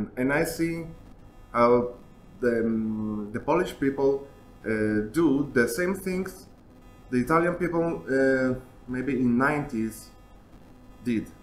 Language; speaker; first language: English; non-native, learner; Italian